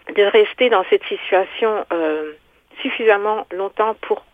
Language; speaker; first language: French; non-native, local second language; Kinyarwanda